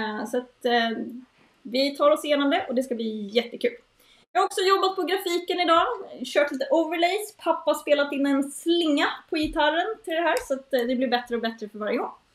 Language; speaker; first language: Swedish; native; Swedish